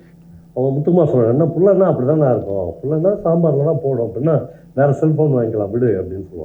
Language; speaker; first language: Tamil; native; Tamil